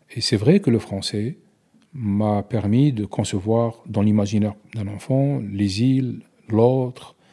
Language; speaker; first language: French; non-native, local second language; Arabic